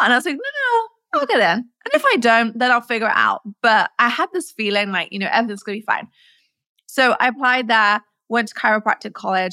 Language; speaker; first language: English; native; English